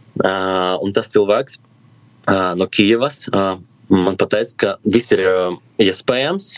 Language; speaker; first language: Latvian; non-native, local second language; Russian